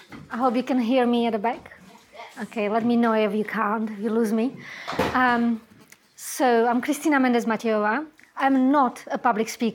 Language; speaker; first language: English; non-native, fluent; Czech